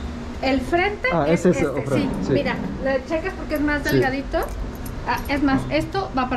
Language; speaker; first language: Spanish; native; Spanish